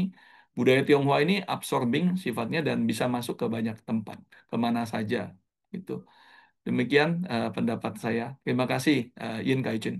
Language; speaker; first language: Indonesian; native; Indonesian